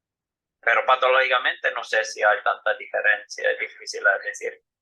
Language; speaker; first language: Spanish; non-native, fluent; Finnish